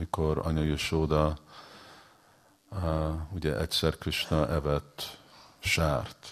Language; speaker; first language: Hungarian; early bilingual, heritage; Hungarian